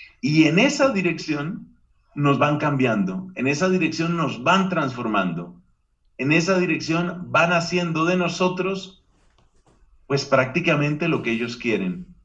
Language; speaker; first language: Spanish; native; Spanish